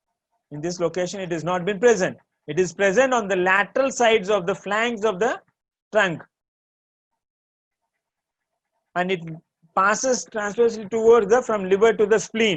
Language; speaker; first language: English; non-native, local second language; Tamil